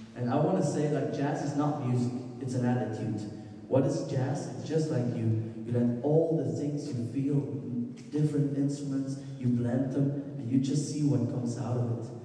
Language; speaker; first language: English; non-native, fluent; Dutch